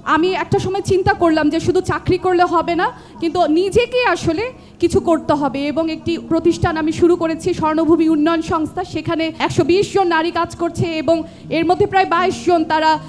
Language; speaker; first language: Bangla; non-native, local second language; Santali